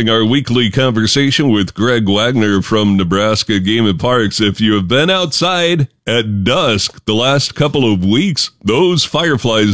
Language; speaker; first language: English; native; English